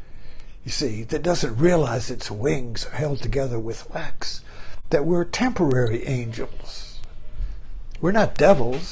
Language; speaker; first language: English; native; English